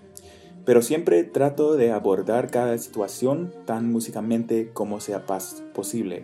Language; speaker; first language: Spanish; non-native, fluent; English